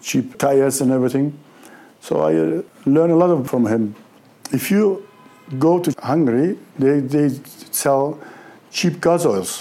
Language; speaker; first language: English; non-native, learner; Turkish